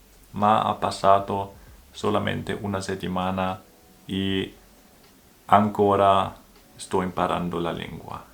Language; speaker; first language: Italian; non-native, learner; German